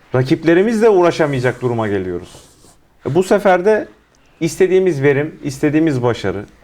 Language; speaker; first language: Turkish; native; Turkish